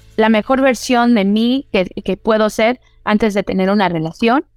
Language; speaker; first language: Spanish; early bilingual, heritage; Spanish